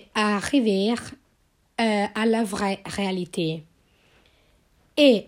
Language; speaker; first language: French; non-native, learner; Italian